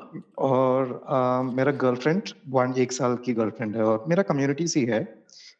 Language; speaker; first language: Hindi; non-native, local second language; Malayalam